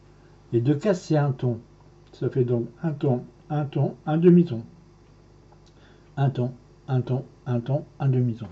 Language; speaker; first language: French; native; French